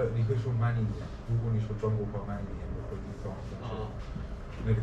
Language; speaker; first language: Chinese; non-native, learner; English